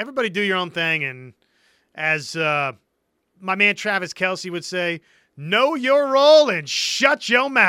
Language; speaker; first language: English; native; English